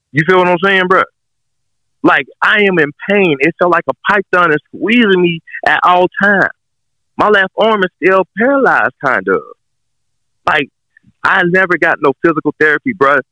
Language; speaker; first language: English; native; English